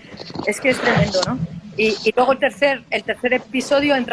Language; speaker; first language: Spanish; native; Spanish